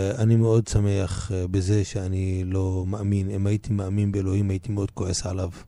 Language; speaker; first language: Hebrew; non-native, local second language; Arabic